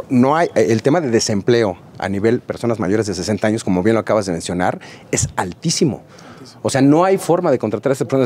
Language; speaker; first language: Spanish; native; Spanish